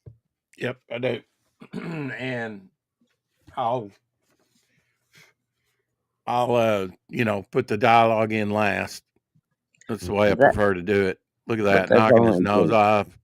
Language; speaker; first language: English; native; English